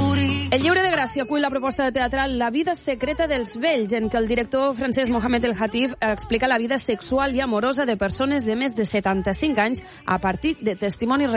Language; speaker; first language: Catalan; native; Catalan